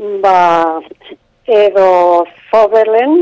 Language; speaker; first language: Basque; non-native, local second language; Spanish